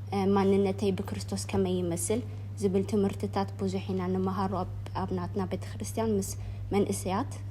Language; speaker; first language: Tigrinya; early bilingual, heritage; Tigrinya